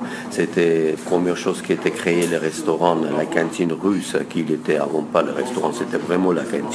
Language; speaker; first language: French; non-native, fluent; Russian